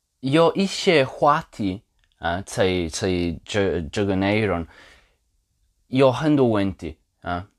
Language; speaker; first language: Chinese; non-native, learner; Polish